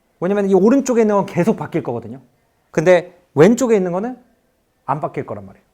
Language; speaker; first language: Korean; native; Korean